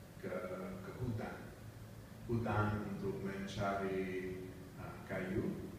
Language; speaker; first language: Indonesian; non-native, learner; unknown